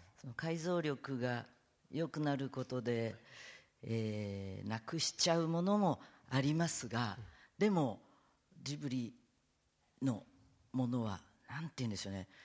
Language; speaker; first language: Japanese; native; Japanese